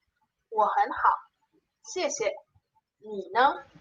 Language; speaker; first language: Chinese; non-native, learner; Polish